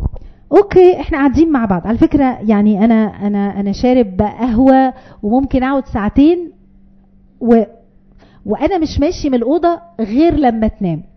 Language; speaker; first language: Arabic; native; Arabic